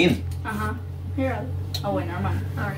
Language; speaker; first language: Spanish; early bilingual, heritage; Spanish